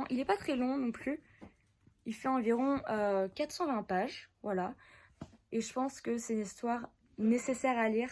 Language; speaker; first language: French; native; French